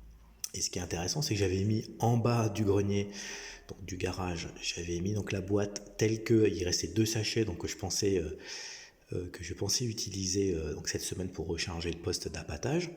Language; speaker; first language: French; native; French